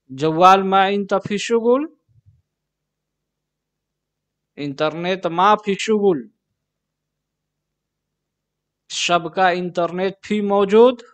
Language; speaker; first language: Arabic; non-native, learner; Urdu